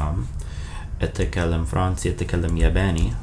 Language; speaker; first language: Arabic; non-native, fluent; English